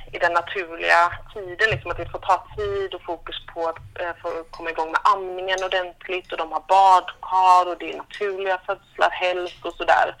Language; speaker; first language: Swedish; native; Swedish